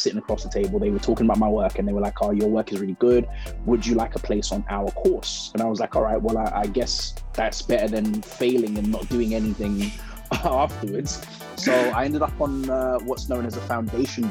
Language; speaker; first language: English; native; English